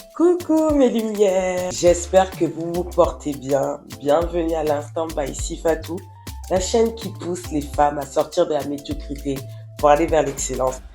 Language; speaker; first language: French; non-native, local second language; Wolof